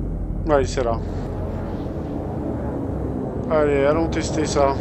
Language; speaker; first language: French; native; French